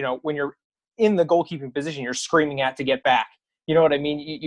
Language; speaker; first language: English; native; English